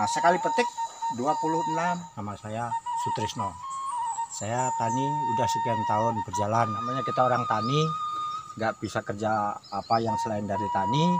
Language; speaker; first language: Indonesian; non-native, local second language; Javanese